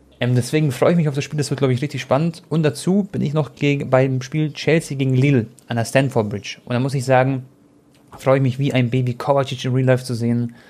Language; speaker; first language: German; early bilingual, other home language; Croatian